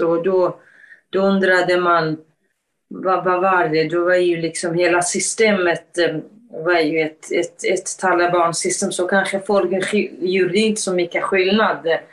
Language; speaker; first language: Swedish; non-native, fluent; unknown